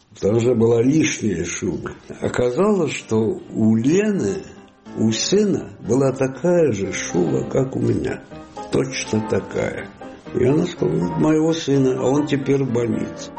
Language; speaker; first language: Russian; non-native, fluent; Italian